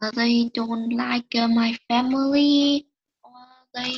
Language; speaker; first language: English; non-native, learner; Vietnamese